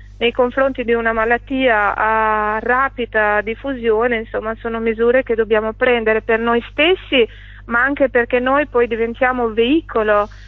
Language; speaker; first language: Italian; non-native, fluent; Albanian